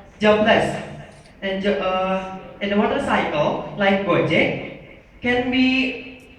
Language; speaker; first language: English; non-native, learner; Indonesian